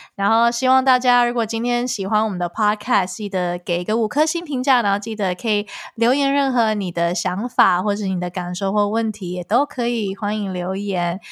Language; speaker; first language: Chinese; native; Chinese